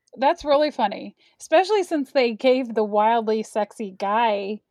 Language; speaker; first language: English; native; English